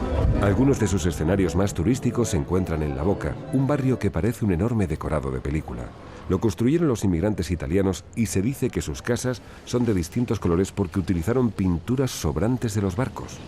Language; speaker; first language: Spanish; native; Spanish